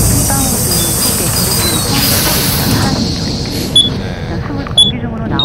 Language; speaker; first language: Korean; native; Korean